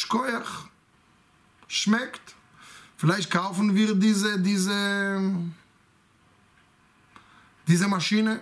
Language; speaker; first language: German; non-native, fluent; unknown